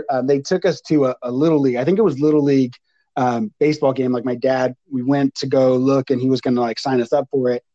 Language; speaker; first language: English; native; English